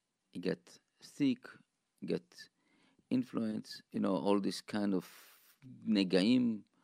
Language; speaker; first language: English; non-native, fluent; Hebrew